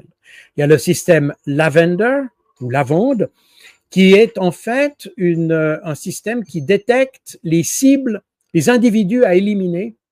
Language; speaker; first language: French; native; French